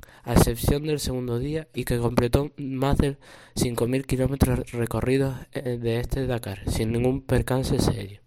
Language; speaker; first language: Spanish; native; Spanish